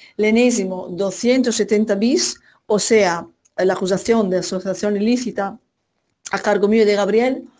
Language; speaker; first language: Spanish; non-native, fluent; Italian